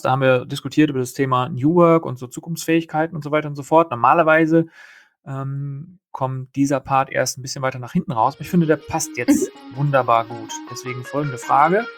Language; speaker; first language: German; native; German